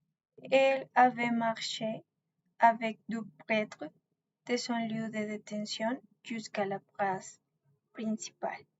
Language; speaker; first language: French; non-native, learner; Spanish